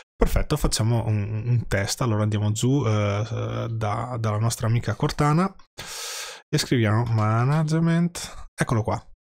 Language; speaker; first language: Italian; native; Italian